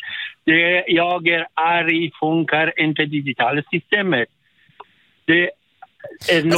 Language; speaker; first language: Swedish; non-native, learner; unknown